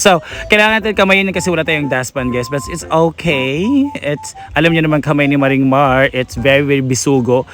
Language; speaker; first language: English; non-native, local second language; Filipino